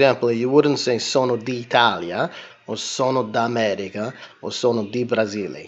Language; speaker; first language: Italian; non-native, fluent; English